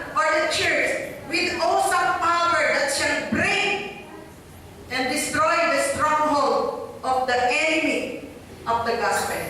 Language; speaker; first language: English; non-native, local second language; Filipino